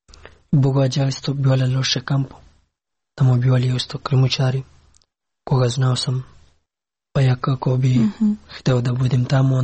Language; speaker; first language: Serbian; non-native, learner; Pashto